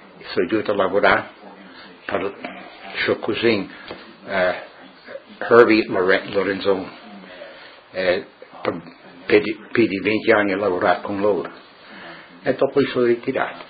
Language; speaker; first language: Italian; early bilingual, heritage; Friulian